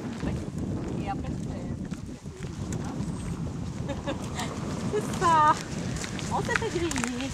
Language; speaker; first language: French; native; French